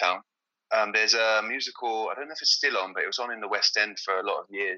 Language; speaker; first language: English; native; English